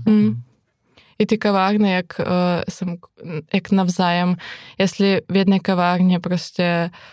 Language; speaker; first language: Czech; non-native, fluent; Ukrainian